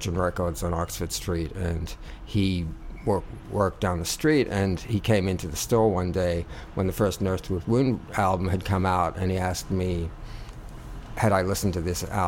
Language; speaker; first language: English; native; English